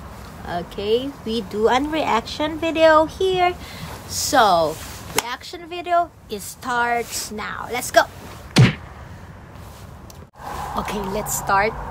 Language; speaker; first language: English; non-native, local second language; Filipino